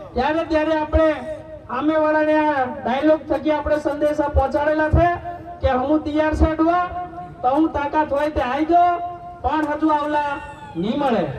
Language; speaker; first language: Gujarati; non-native, local second language; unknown